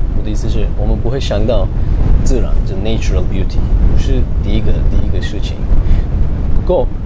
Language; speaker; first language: Chinese; non-native, fluent; Turkish